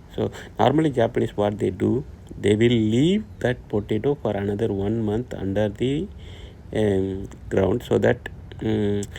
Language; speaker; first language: English; non-native, local second language; Tamil